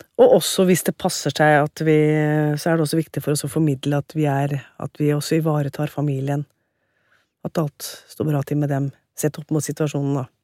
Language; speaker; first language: Norwegian; native; Norwegian